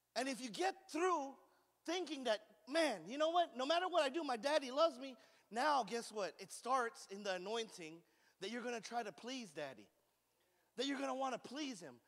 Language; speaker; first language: English; native; English